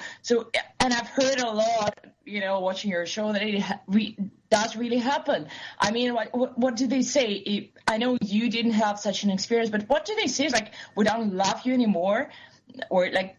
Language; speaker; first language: English; non-native, fluent; Russian